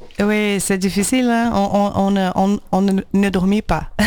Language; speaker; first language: French; non-native, learner; Portuguese